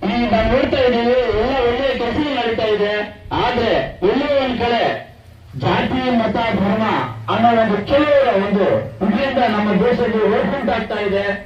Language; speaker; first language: Kannada; non-native, local second language; Urdu